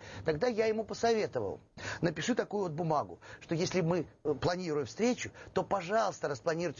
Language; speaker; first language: Russian; native; Russian